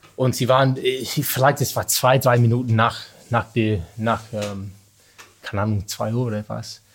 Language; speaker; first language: German; non-native, learner; English